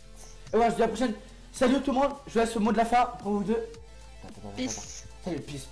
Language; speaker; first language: French; native; French